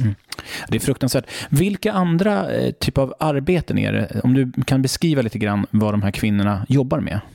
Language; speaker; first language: Swedish; native; Swedish